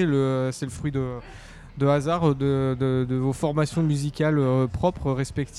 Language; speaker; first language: French; native; French